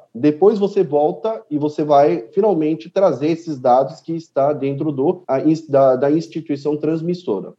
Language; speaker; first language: Portuguese; early bilingual, other home language; Korean